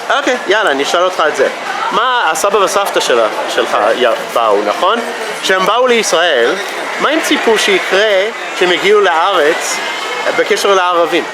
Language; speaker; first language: Hebrew; non-native, fluent; English